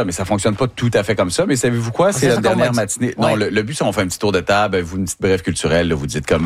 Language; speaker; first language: French; native; French